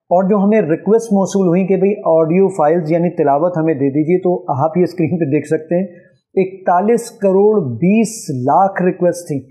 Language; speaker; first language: Urdu; native; Urdu